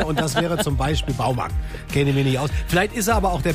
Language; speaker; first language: German; native; German